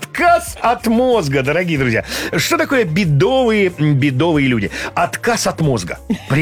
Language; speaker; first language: Russian; native; Russian